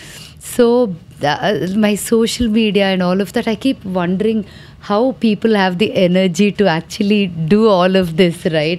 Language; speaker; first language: English; non-native, local second language; Telugu